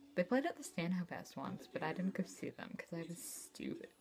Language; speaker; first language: English; native; English